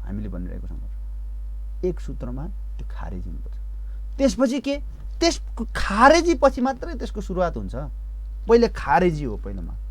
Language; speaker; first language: Nepali; non-native, local second language; Eastern Tamang